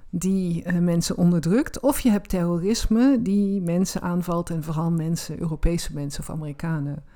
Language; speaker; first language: Dutch; native; Dutch